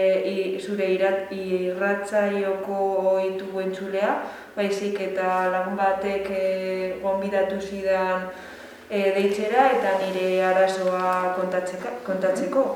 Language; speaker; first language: Basque; non-native, learner; Spanish